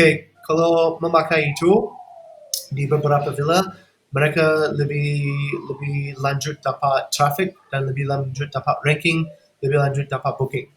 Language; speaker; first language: Indonesian; non-native, fluent; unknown